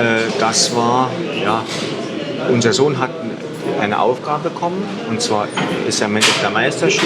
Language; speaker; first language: German; native; German